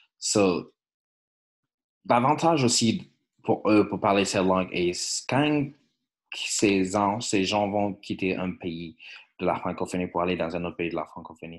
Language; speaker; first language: French; non-native, fluent; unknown